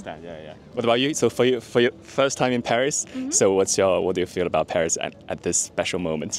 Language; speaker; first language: English; non-native, fluent; Chinese